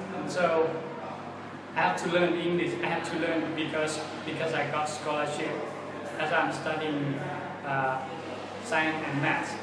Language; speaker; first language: English; non-native, learner; Thai